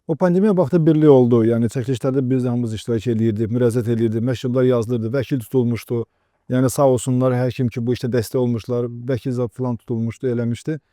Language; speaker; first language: Azerbaijani; early bilingual, other home language; Russian